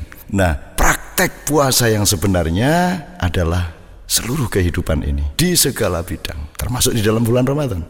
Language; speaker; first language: Indonesian; non-native, local second language; Javanese